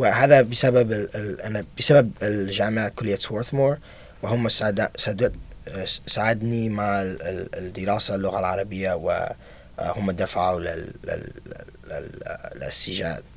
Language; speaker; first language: Arabic; non-native, learner; English